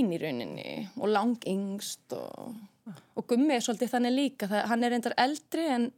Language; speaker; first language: Icelandic; native; Icelandic